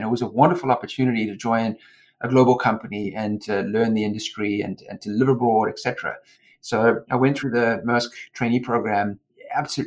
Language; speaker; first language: English; native; English